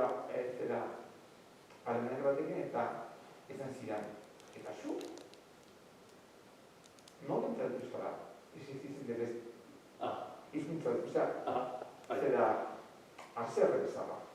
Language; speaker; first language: Basque; non-native, learner; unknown